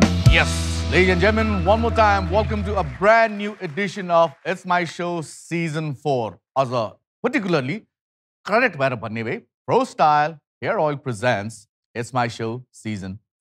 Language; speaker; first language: English; non-native, local second language; Nepali